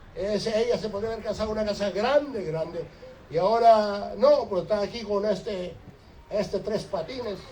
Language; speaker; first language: Spanish; early bilingual, heritage; Spanish